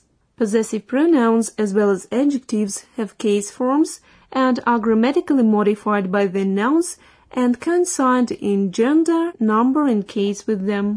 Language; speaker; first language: English; non-native, fluent; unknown